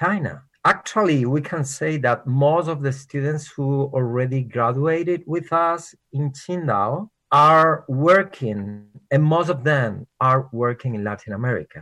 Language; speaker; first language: English; non-native, fluent; Spanish